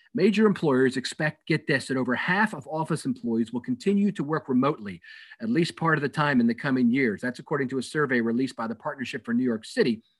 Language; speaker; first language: English; native; English